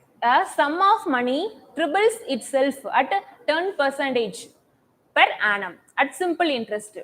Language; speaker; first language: English; non-native, local second language; Tamil